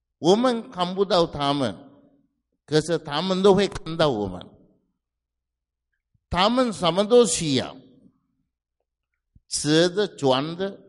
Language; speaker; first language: Chinese; non-native, fluent; Sinhala